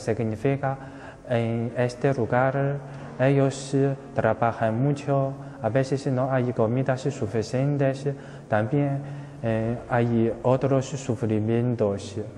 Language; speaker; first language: Spanish; non-native, fluent; Chinese